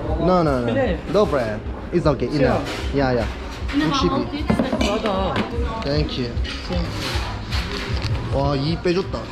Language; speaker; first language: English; non-native, learner; Korean